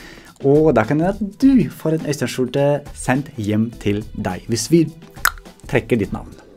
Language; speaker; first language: Norwegian; native; Norwegian